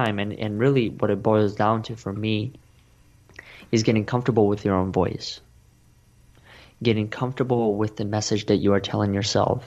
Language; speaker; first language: English; early bilingual, other home language; Russian